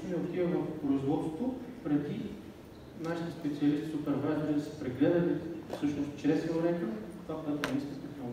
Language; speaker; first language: Bulgarian; native; Bulgarian